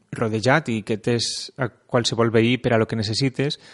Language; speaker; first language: Catalan; non-native, local second language; Spanish